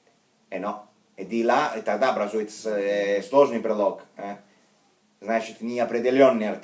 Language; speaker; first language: Russian; non-native, fluent; Italian